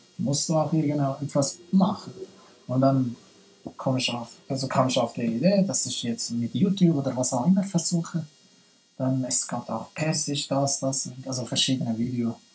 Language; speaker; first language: German; non-native, fluent; Persian